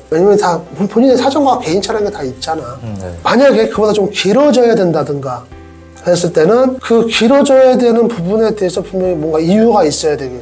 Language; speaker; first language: Korean; native; Korean